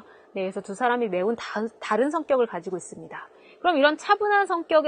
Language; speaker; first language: Korean; native; Korean